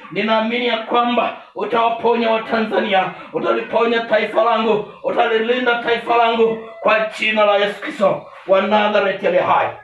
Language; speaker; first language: Swahili; non-native, local second language; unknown